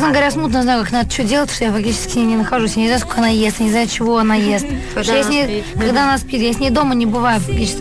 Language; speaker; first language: Russian; native; Russian